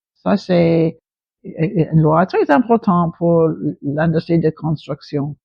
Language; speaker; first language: French; non-native, fluent; English